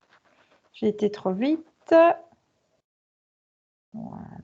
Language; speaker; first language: French; native; French